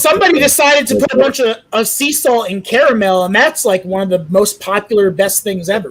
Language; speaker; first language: English; native; English